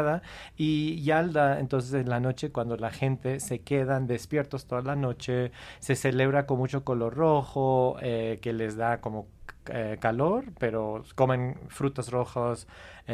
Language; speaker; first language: Spanish; non-native, fluent; English